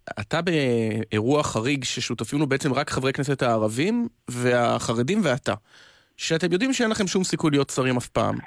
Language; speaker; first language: Hebrew; native; Hebrew